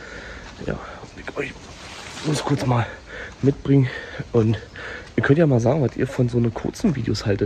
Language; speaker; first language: German; native; German